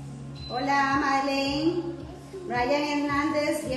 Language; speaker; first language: Spanish; native; Spanish